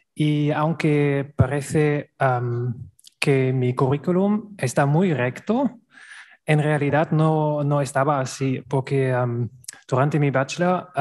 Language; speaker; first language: Spanish; non-native, learner; German